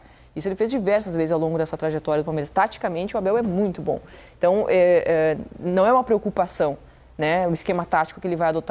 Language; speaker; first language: Portuguese; native; Portuguese